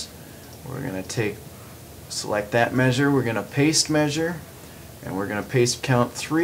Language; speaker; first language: English; native; English